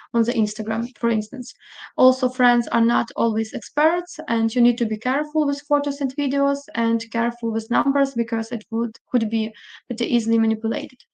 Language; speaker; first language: English; non-native, fluent; Ukrainian